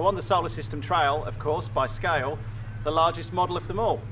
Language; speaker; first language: English; native; English